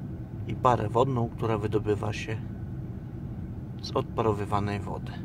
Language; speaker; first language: Polish; native; Polish